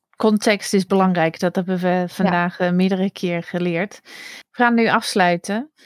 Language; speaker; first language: Dutch; non-native, fluent; English